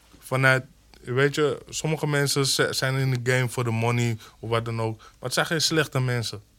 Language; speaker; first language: Dutch; early bilingual, other home language; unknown